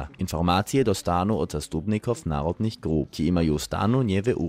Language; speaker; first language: Serbian; native; Serbian